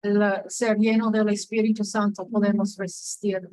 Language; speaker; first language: Spanish; non-native, fluent; English